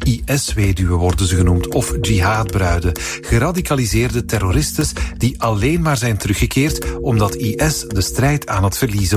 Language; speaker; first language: Dutch; native; Dutch